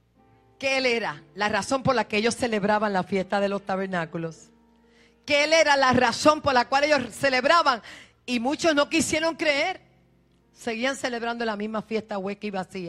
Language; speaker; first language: Spanish; native; Spanish